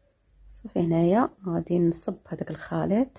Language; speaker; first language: Arabic; native; Arabic